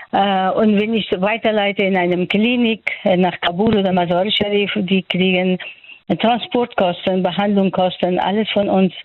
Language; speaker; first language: German; non-native, fluent; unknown